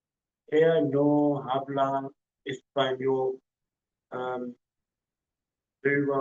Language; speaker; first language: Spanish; non-native, learner; English